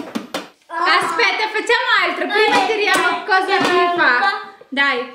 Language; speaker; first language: Italian; non-native, fluent; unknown